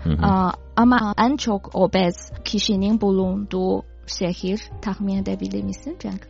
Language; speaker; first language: Turkish; non-native, fluent; Chinese